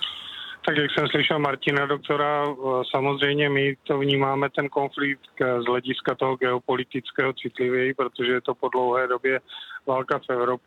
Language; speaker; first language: Czech; native; Czech